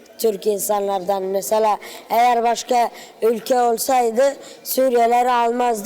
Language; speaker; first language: Turkish; early bilingual, other home language; Arabic